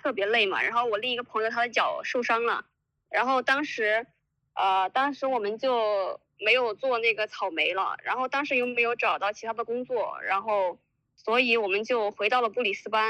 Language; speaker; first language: Chinese; native; Chinese